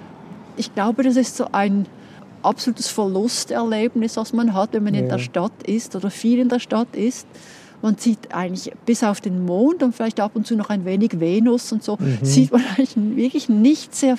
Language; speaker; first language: German; native; German